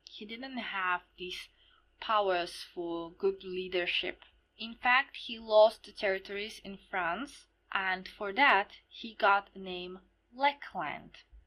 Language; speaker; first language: English; non-native, fluent; Slovak